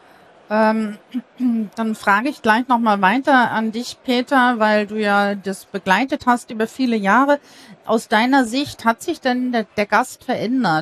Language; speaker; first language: German; native; German